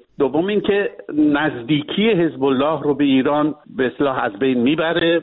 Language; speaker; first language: Persian; native; Persian